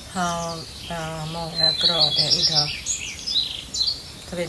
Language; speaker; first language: English; non-native, learner; Thai